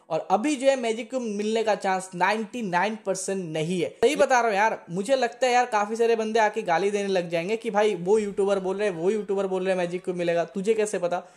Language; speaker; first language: Hindi; non-native, local second language; Assamese